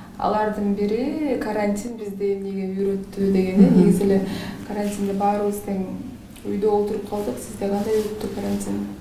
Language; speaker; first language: Kyrgyz; native; Kyrgyz